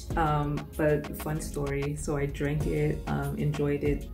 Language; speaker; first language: English; native; English